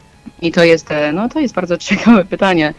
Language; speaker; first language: Polish; non-native, learner; English